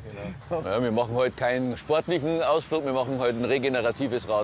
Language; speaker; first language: German; native; German